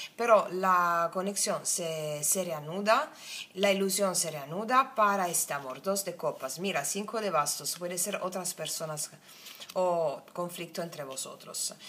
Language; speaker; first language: Spanish; non-native, fluent; Italian